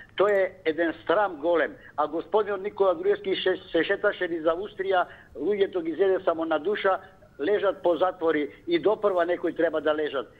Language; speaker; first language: Macedonian; native; Macedonian